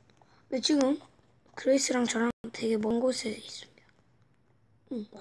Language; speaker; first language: Korean; native; Korean